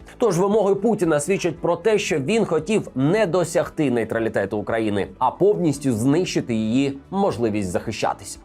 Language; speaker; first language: Ukrainian; native; Ukrainian